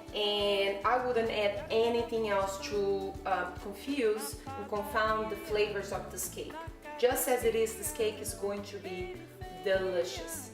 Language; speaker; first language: English; non-native, fluent; Portuguese